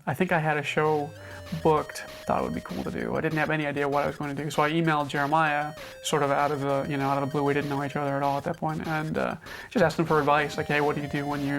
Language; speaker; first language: English; native; English